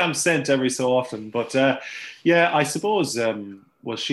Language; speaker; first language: English; native; English